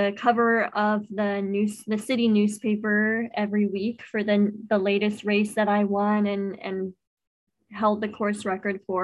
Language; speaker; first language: English; native; English